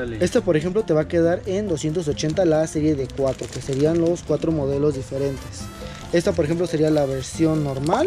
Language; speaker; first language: Spanish; native; Spanish